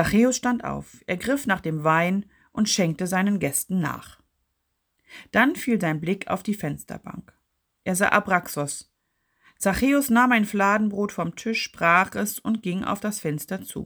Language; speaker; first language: German; native; German